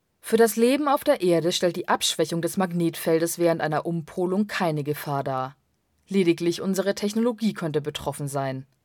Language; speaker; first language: German; native; German